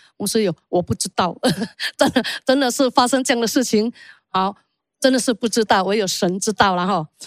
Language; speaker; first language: Chinese; early bilingual, heritage; Chinese